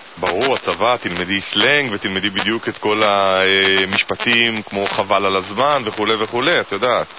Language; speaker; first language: Hebrew; native; Hebrew